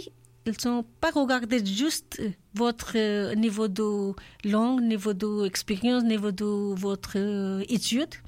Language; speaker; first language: French; non-native, learner; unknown